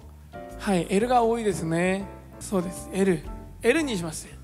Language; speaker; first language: Japanese; non-native, fluent; Korean